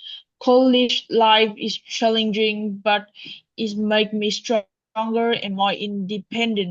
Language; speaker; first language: English; non-native, learner; Vietnamese